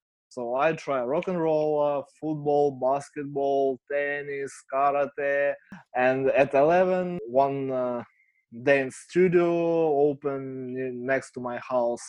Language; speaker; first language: English; non-native, learner; Ukrainian